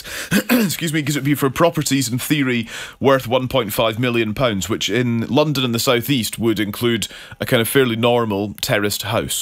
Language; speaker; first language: English; native; English